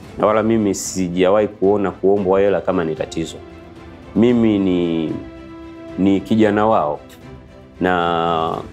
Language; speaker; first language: Swahili; native; Swahili